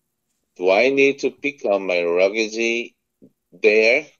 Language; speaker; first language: English; non-native, learner; Korean